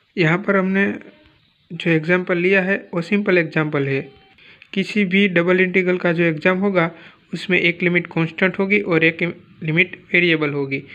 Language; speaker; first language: Hindi; non-native, local second language; Gujarati